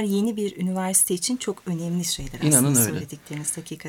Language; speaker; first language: Turkish; native; Turkish